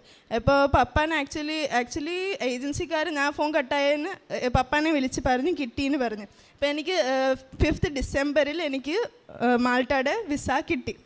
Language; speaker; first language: Malayalam; early bilingual, heritage; Malayalam